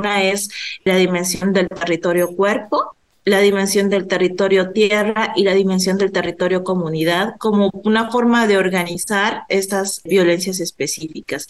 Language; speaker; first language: Spanish; native; Spanish